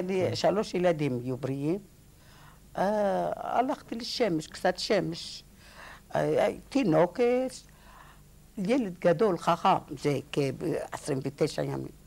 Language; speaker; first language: Hebrew; non-native, learner; Arabic